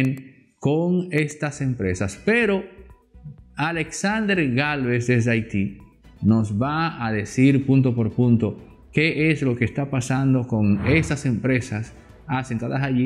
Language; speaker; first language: Spanish; native; Spanish